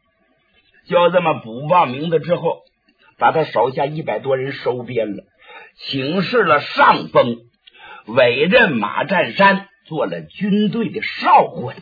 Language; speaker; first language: Chinese; native; Chinese